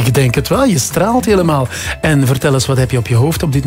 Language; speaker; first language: Dutch; native; Dutch